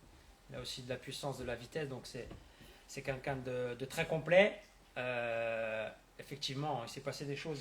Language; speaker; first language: French; native; French